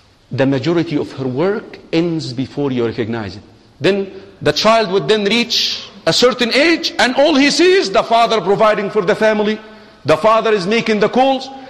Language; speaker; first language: English; non-native, fluent; Arabic